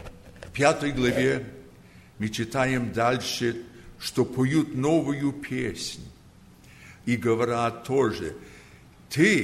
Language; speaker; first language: Russian; early bilingual, heritage; Russian